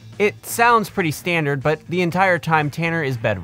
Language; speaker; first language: English; native; English